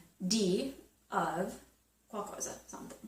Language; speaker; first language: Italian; non-native, fluent; English